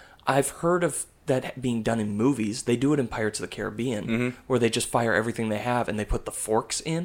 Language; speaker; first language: English; native; English